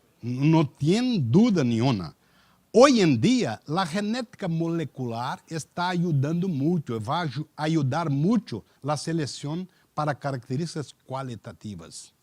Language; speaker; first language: Spanish; non-native, learner; Portuguese